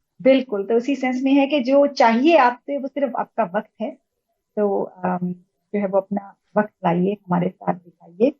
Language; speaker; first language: Urdu; native; Urdu